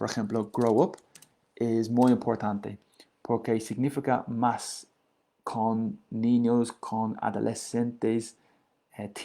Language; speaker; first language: Spanish; non-native, learner; English